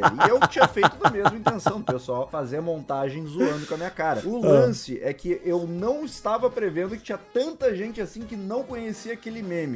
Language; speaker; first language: Portuguese; native; Portuguese